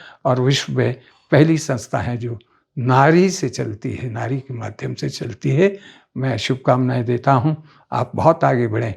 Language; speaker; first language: Hindi; native; Hindi